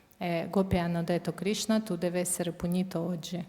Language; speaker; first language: Italian; non-native, fluent; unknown